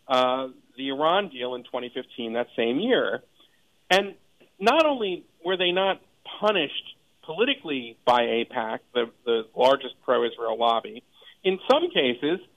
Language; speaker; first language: English; native; English